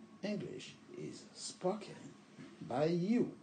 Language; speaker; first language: English; non-native, fluent; French